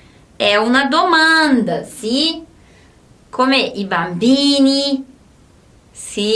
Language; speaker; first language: Italian; non-native, fluent; Portuguese